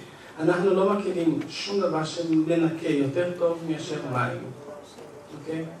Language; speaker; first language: Hebrew; non-native, fluent; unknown